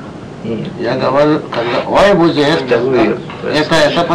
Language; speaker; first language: Russian; non-native, learner; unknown